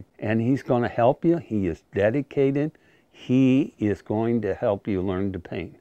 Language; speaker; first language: English; native; English